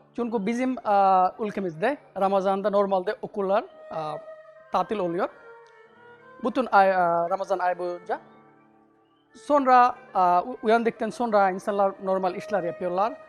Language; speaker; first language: Turkish; non-native, learner; Bangla